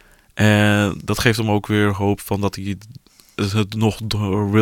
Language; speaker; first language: Dutch; early bilingual, other home language; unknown